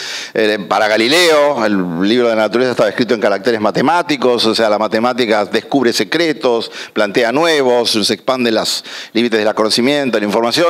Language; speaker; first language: Spanish; native; Spanish